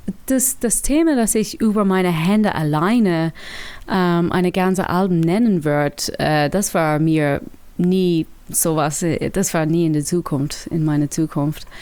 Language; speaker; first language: German; non-native, learner; English